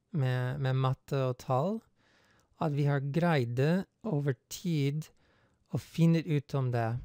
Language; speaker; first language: Norwegian; non-native, fluent; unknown